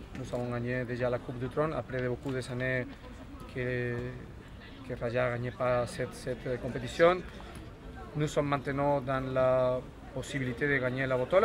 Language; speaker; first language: French; non-native, fluent; Spanish